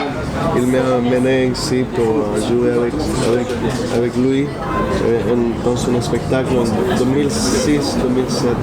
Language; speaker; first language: French; non-native, fluent; Spanish